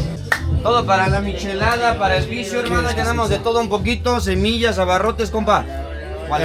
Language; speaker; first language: Spanish; native; Spanish